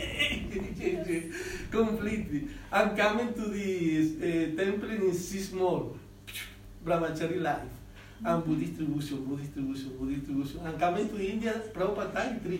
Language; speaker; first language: English; non-native, learner; Spanish